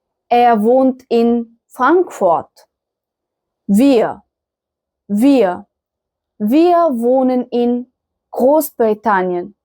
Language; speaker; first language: German; non-native, fluent; Arabic